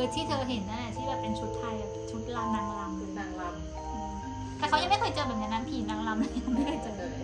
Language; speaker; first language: Thai; native; Thai